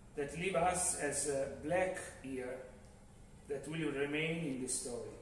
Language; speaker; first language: English; non-native, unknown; Italian